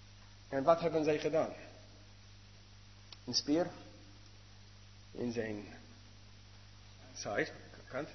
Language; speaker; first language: Dutch; non-native, fluent; English